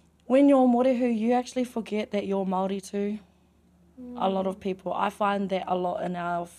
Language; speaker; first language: English; native; English